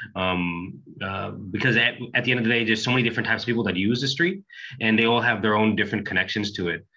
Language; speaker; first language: English; native; English